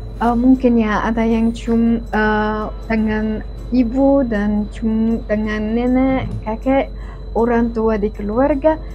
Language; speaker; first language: Indonesian; non-native, fluent; Arabic